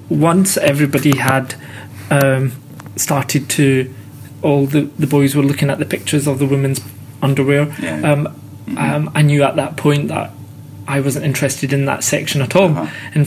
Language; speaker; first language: English; native; English